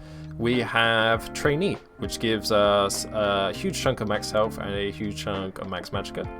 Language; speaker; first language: English; native; English